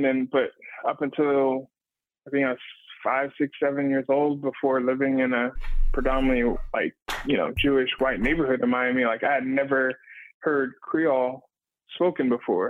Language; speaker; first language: English; native; English